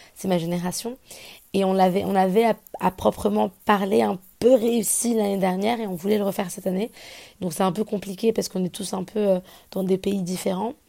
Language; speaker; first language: French; native; French